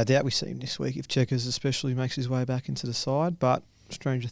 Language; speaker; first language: English; native; English